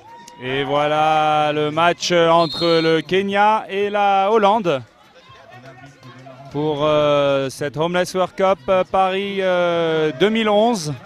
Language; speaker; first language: French; native; French